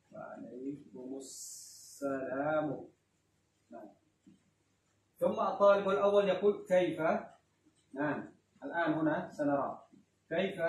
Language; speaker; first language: Arabic; non-native, fluent; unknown